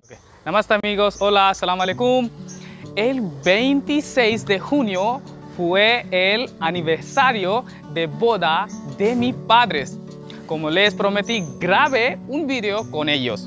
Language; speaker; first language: Spanish; non-native, learner; Hindi